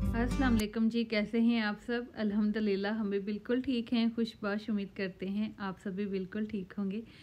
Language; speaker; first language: Urdu; native; Urdu